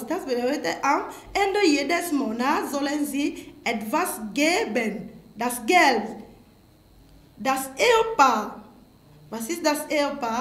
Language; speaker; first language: German; non-native, fluent; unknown